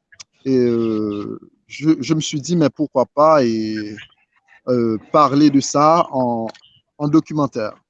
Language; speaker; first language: French; non-native, local second language; Haitian Creole